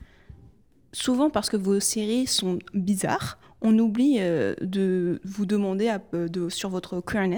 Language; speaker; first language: French; native; French